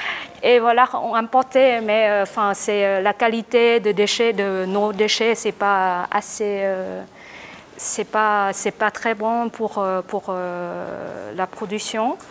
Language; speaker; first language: French; non-native, learner; Vietnamese